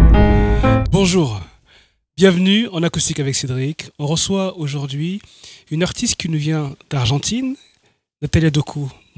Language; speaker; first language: French; native; French